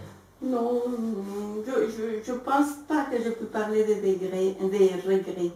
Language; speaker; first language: French; non-native, fluent; Spanish